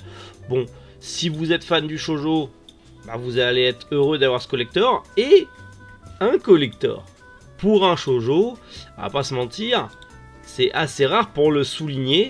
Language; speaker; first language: French; native; French